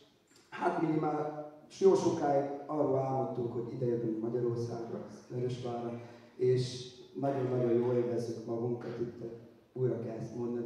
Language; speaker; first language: Hungarian; non-native, learner; German